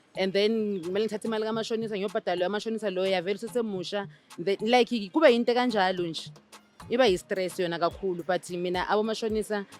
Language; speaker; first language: Zulu; native; Zulu